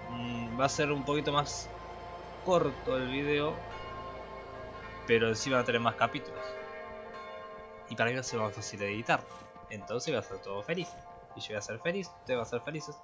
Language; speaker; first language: Spanish; native; Spanish